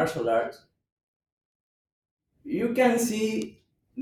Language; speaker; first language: English; non-native, fluent; Spanish